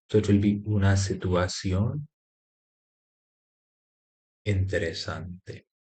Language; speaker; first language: Spanish; non-native, fluent; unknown